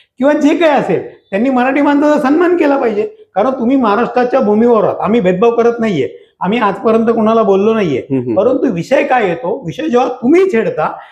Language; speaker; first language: Marathi; native; Marathi